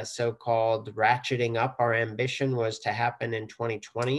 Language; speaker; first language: English; native; English